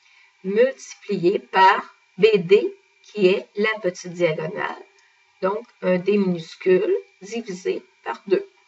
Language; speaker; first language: French; native; French